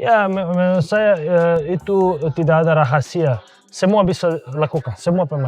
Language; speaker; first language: Indonesian; non-native, fluent; Serbian